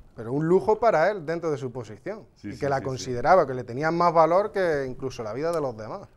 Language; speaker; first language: Spanish; native; Spanish